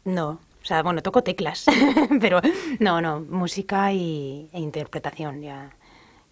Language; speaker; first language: Spanish; native; Spanish